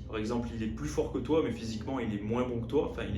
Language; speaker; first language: French; native; French